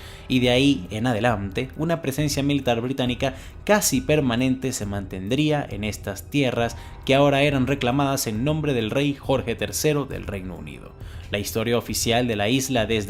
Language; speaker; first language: Spanish; native; Spanish